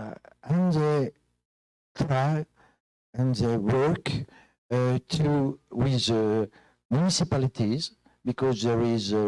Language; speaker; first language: English; non-native, fluent; French